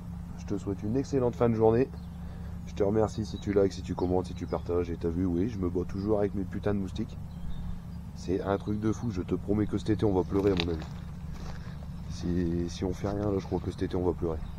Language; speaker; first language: French; native; French